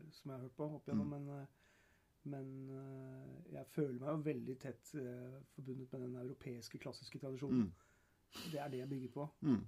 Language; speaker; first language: Norwegian; native; Norwegian